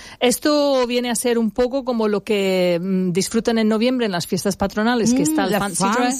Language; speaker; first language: Spanish; non-native, fluent; English